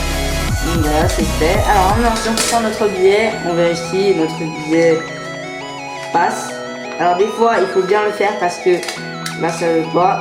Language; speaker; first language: French; native; French